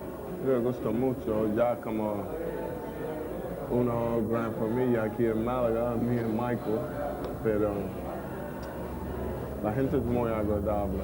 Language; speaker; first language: Spanish; non-native, learner; English